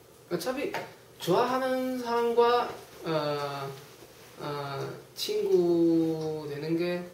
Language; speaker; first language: Korean; non-native, fluent; Chinese